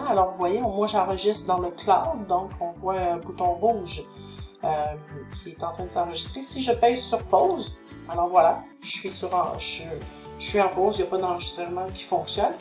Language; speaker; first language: French; native; French